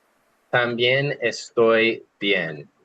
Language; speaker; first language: Spanish; non-native, fluent; English